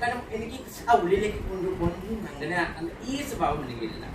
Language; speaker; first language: Malayalam; non-native, learner; Assamese